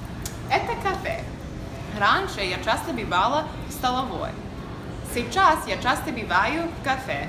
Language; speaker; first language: Russian; non-native, learner; English